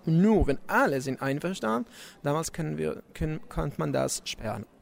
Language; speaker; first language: German; non-native, learner; Hebrew